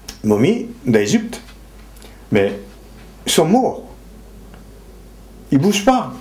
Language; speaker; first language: French; non-native, fluent; Japanese